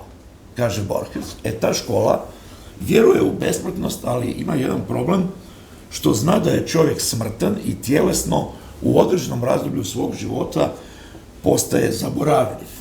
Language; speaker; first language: Croatian; native; Croatian